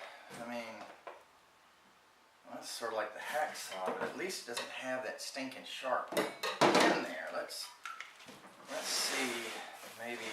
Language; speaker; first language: English; native; English